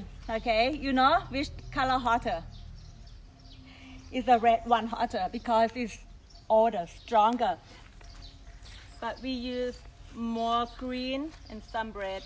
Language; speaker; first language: English; non-native, learner; Thai